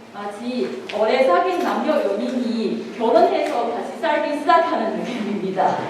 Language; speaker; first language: Korean; non-native, fluent; Chinese